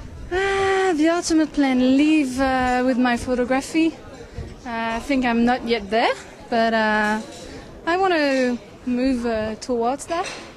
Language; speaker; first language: English; non-native, fluent; French